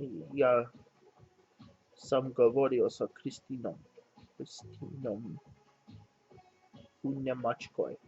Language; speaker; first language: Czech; non-native, learner; English